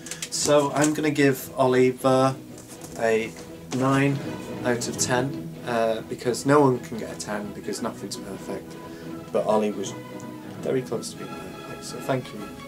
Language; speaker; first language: English; native; English